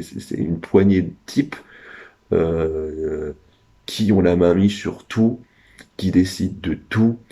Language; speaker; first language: French; native; French